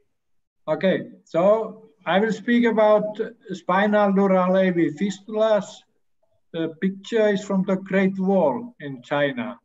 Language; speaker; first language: English; non-native, fluent; Finnish